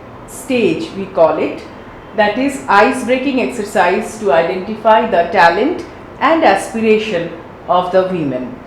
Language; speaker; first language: English; non-native, local second language; Bangla